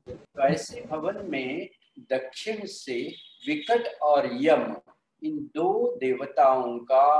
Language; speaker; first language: Hindi; non-native, local second language; Marathi